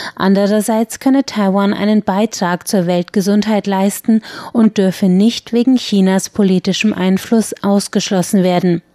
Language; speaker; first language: German; native; German